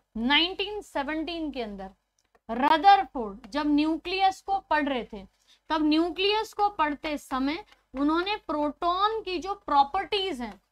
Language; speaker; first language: Hindi; native; Hindi